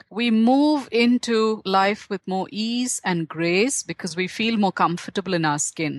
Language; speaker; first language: English; non-native, local second language; Tamil